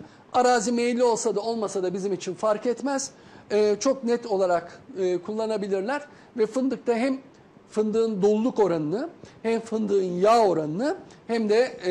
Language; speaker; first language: Turkish; native; Turkish